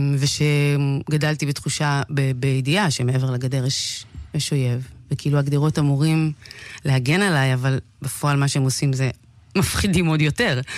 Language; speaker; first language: Hebrew; early bilingual, other home language; Amharic